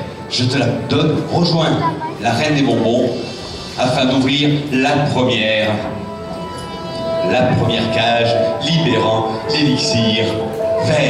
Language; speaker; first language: French; native; French